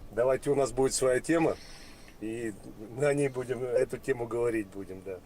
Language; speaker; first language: Russian; native; Russian